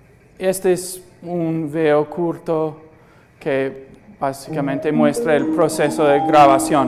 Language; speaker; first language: Spanish; non-native, fluent; English